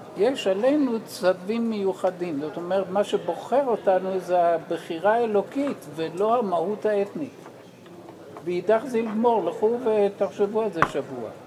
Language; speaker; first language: Hebrew; non-native, fluent; English